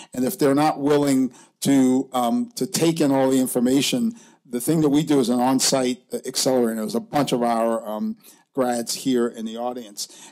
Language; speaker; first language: English; native; English